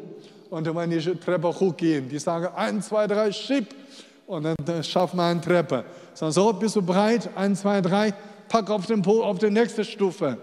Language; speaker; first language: German; non-native, fluent; Chinese